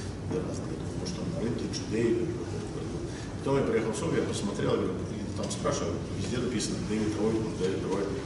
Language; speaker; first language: Russian; early bilingual, other home language; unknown